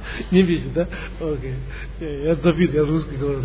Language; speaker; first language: Russian; non-native, learner; Tibetan